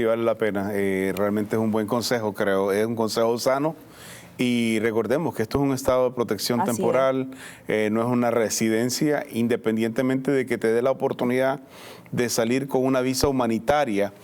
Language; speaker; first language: Spanish; native; Spanish